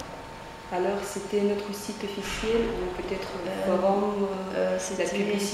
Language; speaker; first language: French; non-native, fluent; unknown